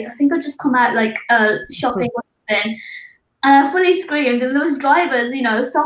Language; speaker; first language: English; native; English